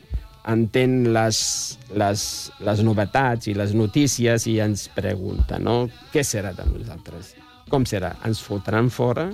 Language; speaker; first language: Catalan; non-native, fluent; Riffian